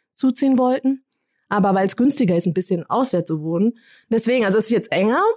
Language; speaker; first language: German; non-native, fluent; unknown